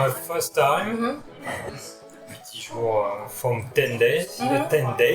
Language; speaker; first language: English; non-native, learner; French